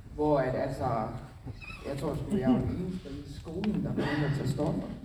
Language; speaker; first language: Danish; native; Danish